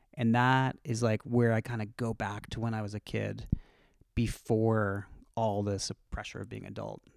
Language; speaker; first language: English; native; English